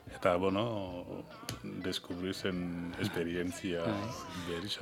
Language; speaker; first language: Basque; non-native, learner; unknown